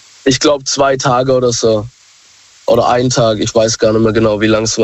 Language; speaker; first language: German; native; German